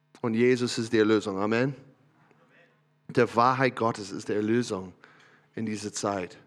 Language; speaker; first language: German; non-native, learner; English